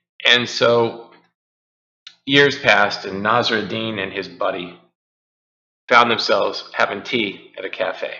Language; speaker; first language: English; native; English